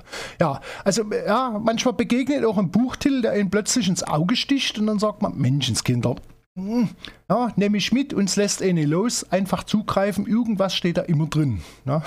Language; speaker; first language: German; native; German